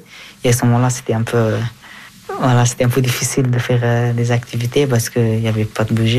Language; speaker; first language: French; early bilingual, other home language; Persian